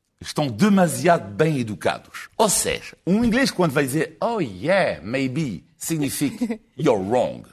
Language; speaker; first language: Portuguese; non-native, fluent; French